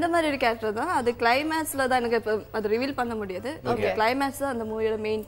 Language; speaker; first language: Tamil; non-native, local second language; Malayalam